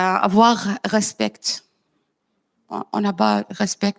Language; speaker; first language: French; non-native, learner; Arabic